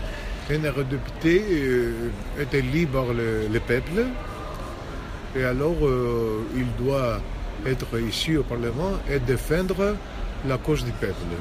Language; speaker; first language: French; non-native, fluent; Greek